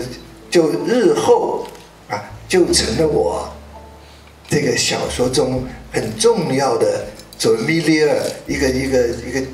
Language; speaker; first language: Chinese; native; Chinese